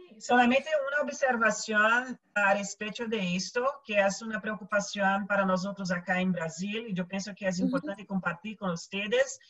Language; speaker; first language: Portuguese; non-native, learner; Spanish